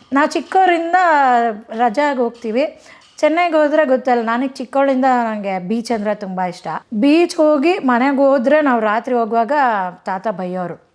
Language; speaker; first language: Kannada; native; Kannada